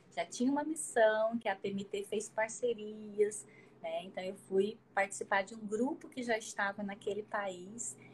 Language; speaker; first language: Portuguese; native; Portuguese